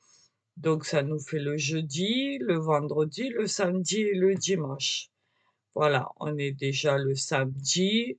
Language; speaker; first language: French; native; French